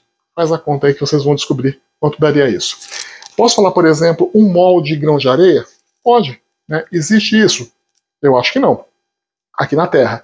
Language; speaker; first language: Portuguese; native; Portuguese